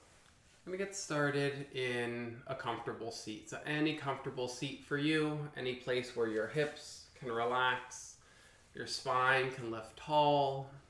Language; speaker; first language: English; native; English